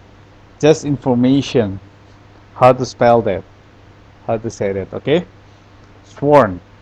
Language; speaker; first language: English; non-native, learner; Indonesian